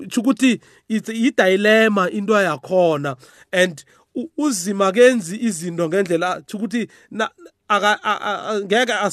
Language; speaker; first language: Zulu; non-native, local second language; South Ndebele